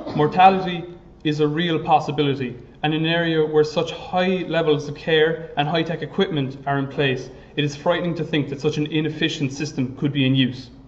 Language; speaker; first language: English; native; English